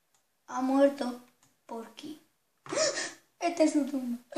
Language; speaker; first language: Spanish; native; Spanish